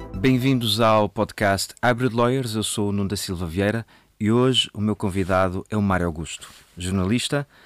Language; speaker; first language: Portuguese; native; Portuguese